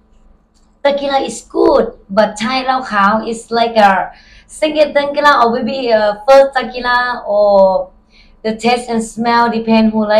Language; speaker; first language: English; non-native, learner; Thai